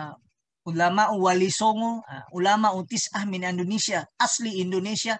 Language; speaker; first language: Arabic; non-native, learner; Indonesian